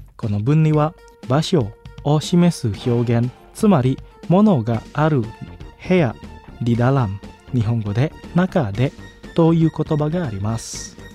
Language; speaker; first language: Japanese; non-native, fluent; Indonesian